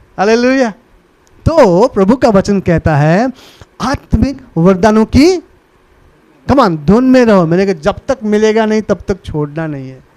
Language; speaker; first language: Hindi; non-native, local second language; Marathi